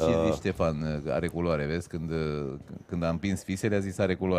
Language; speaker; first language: Romanian; native; Romanian